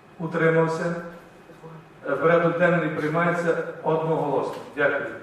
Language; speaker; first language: Ukrainian; native; Ukrainian